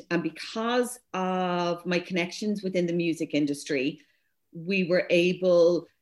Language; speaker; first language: English; native; English